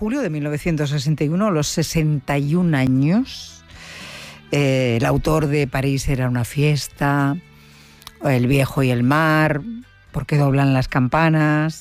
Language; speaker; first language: Spanish; native; Spanish